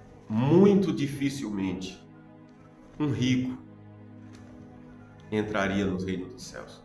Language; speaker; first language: Portuguese; native; Portuguese